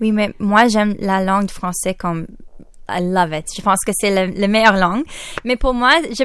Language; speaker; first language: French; non-native, local second language; English